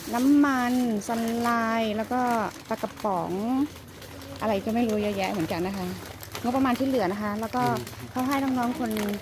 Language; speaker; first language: Thai; non-native, local second language; Karen languages